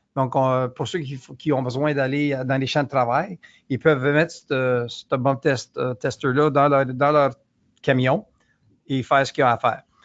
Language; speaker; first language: French; native; French